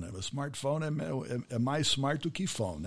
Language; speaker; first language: Portuguese; non-native, fluent; English